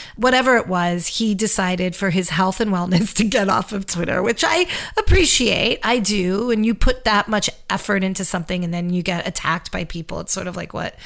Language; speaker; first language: English; native; English